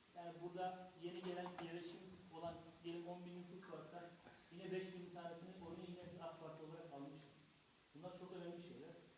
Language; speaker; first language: Turkish; native; Turkish